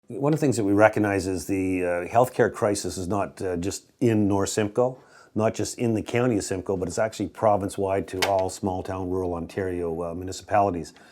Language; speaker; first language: English; native; English